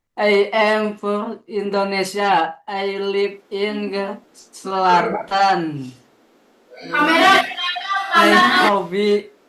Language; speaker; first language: English; non-native, learner; Indonesian